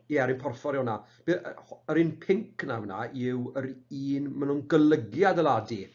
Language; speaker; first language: Welsh; native; Welsh